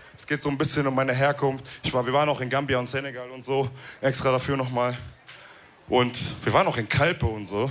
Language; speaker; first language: German; early bilingual, other home language; Wolof